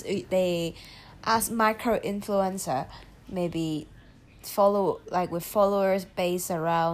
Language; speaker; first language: English; non-native, local second language; Cantonese